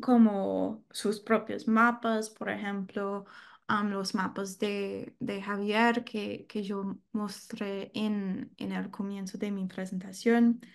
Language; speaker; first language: Spanish; non-native, learner; English